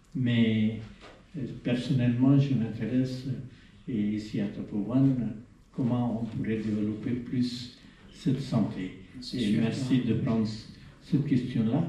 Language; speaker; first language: French; non-native, fluent; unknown